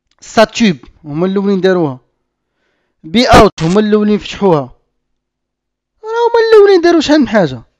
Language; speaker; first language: Arabic; native; Arabic